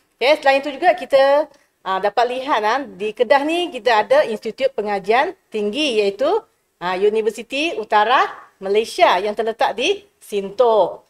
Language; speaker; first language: Malay; non-native, local second language; Chinese